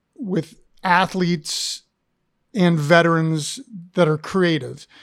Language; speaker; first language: English; native; English